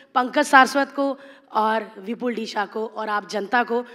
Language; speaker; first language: Hindi; native; Hindi